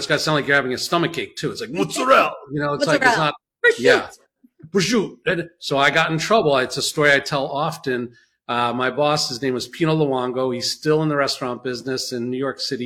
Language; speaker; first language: English; native; English